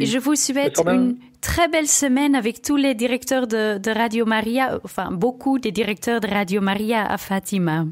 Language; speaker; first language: French; non-native, local second language; Dutch